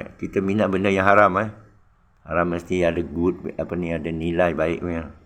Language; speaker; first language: Malay; non-native, local second language; Chinese